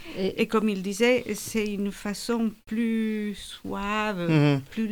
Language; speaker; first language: French; non-native, fluent; Portuguese